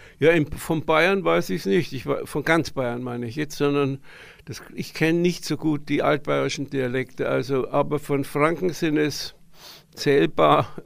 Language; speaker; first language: German; native; German